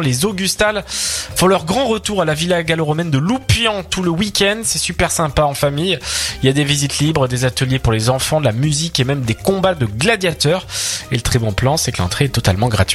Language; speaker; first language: French; native; French